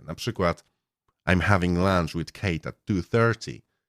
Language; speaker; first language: English; non-native, fluent; Polish